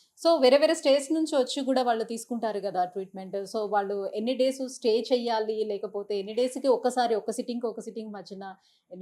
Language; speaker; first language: Telugu; native; Telugu